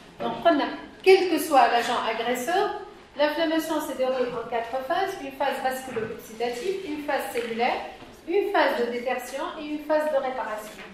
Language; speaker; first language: French; non-native, local second language; Arabic